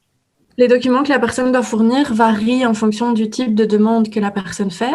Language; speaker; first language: French; native; French